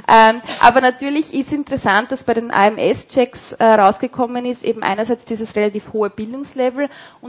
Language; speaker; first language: German; native; German